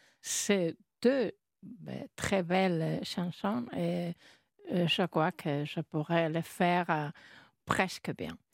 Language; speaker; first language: French; non-native, learner; Spanish